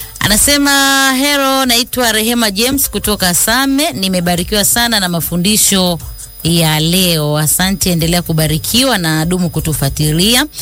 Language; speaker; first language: Swahili; native; Swahili